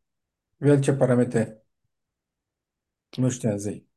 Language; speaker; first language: German; non-native, fluent; Turkish